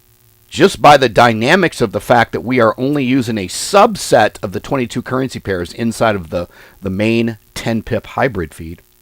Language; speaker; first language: English; native; English